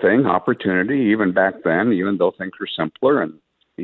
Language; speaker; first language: English; early bilingual, other home language; Spanish